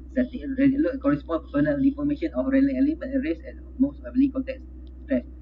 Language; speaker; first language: English; non-native, local second language; Malay